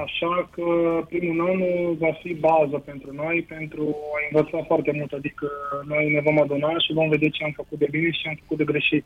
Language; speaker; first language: Romanian; non-native, fluent; Portuguese